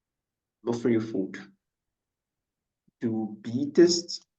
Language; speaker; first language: German; non-native, fluent; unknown